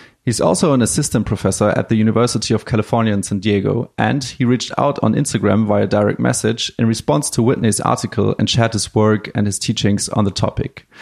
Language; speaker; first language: English; non-native, fluent; German